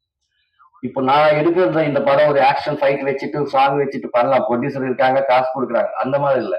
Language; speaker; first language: Tamil; non-native, learner; Telugu